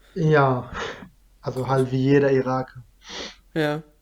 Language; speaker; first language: German; non-native, fluent; Kurdish